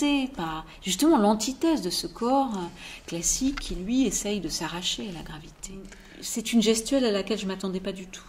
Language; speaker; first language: French; native; French